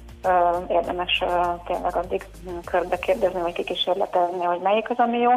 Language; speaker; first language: Hungarian; native; Hungarian